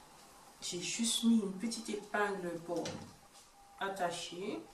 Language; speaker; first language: French; native; French